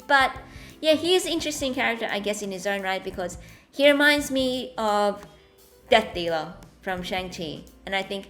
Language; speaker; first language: English; native; English